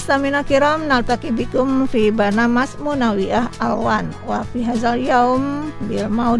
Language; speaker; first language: Arabic; non-native, fluent; Indonesian